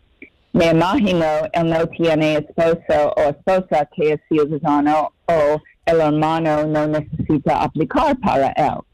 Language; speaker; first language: Spanish; non-native, fluent; English